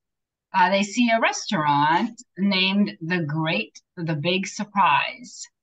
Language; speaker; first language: English; native; English